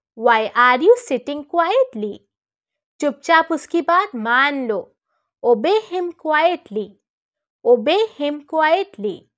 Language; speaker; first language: Hindi; native; Hindi